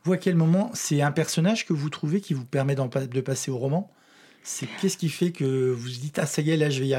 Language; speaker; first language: French; native; French